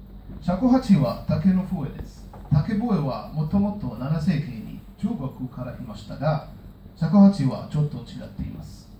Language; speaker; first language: Japanese; non-native, learner; Hebrew